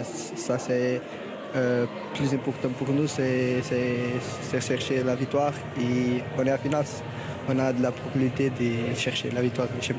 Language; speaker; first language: French; non-native, learner; Portuguese